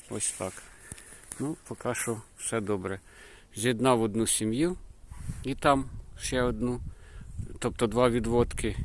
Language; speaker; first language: Ukrainian; native; Ukrainian